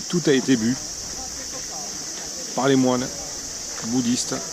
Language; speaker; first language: French; native; French